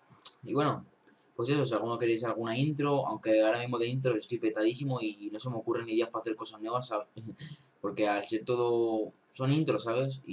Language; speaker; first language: Spanish; native; Spanish